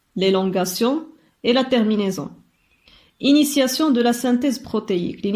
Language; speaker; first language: French; non-native, local second language; Arabic